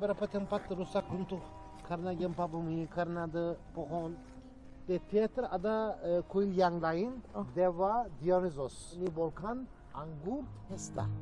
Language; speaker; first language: Indonesian; non-native, learner; Turkish